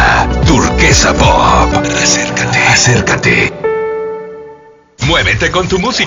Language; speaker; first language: Spanish; native; Spanish